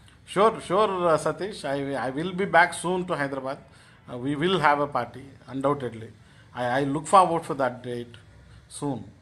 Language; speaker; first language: English; non-native, local second language; Telugu